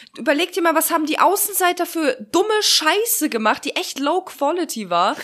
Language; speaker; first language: German; early bilingual, other home language; Russian